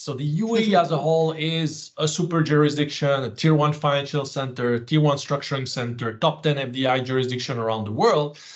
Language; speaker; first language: English; non-native, fluent; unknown